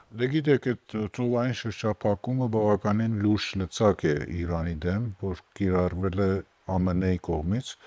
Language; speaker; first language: Armenian; native; Armenian